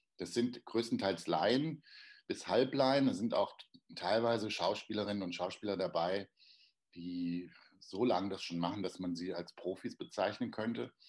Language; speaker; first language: German; native; German